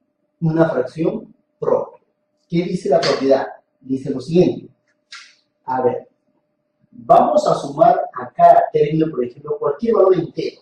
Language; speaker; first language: Spanish; native; Spanish